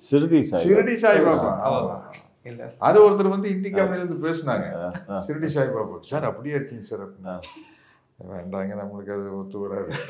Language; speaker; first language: Tamil; native; Tamil